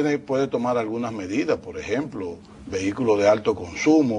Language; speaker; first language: Spanish; native; Spanish